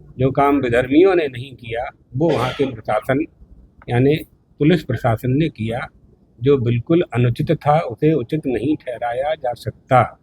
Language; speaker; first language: Hindi; native; Hindi